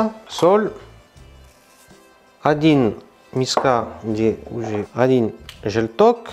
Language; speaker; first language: Russian; non-native, learner; French